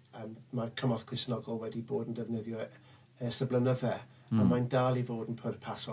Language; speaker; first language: Welsh; non-native, local second language; English